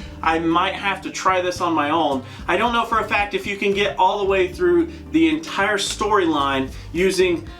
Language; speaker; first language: English; native; English